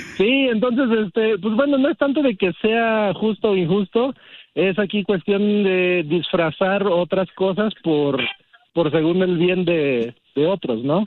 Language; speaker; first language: Spanish; early bilingual, heritage; Spanish